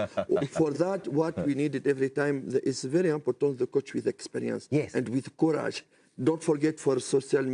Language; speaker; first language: English; non-native, learner; French